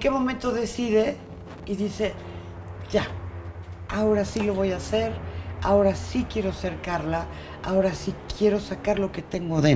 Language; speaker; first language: Spanish; native; Spanish